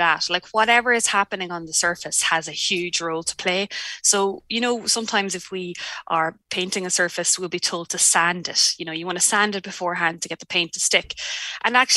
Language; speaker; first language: English; native; English